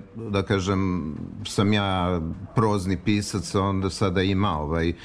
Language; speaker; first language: Serbian; native; Serbian